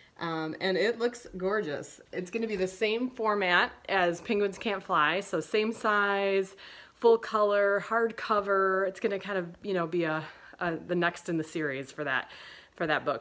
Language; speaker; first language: English; native; English